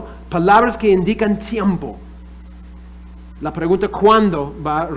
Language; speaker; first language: Spanish; non-native, fluent; English